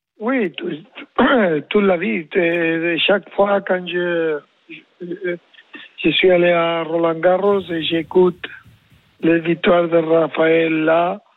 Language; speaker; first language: French; non-native, learner; Spanish